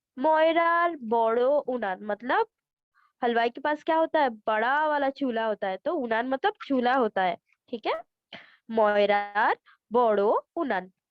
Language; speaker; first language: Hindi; non-native, local second language; Bangla